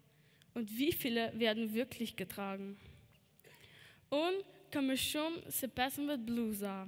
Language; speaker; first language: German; early bilingual, other home language; Albanian